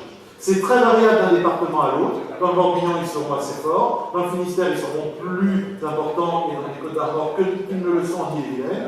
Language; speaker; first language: French; native; French